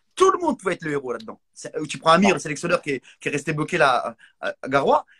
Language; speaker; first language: French; non-native, local second language; Arabic